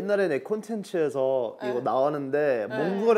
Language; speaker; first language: Korean; non-native, fluent; English